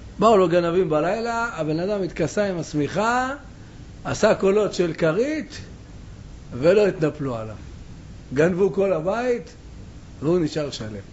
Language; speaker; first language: Hebrew; native; Hebrew